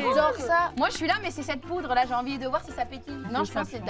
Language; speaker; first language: French; native; French